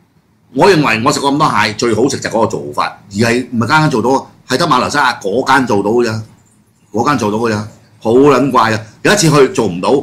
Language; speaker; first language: Cantonese; native; Cantonese